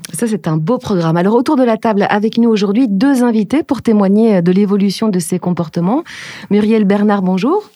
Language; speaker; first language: French; native; French